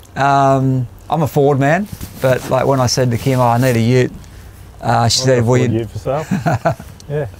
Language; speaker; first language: English; native; English